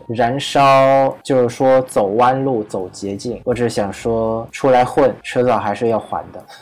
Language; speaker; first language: Chinese; non-native, fluent; Vietnamese